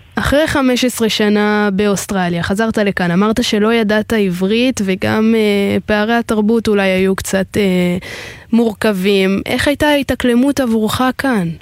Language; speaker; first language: Hebrew; native; Hebrew